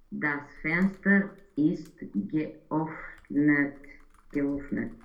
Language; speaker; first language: German; non-native, learner; Romanian